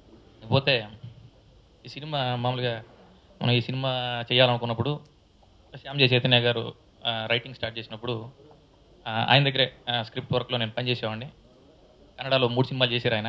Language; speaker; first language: Telugu; native; Telugu